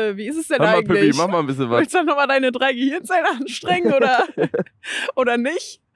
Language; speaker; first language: German; native; German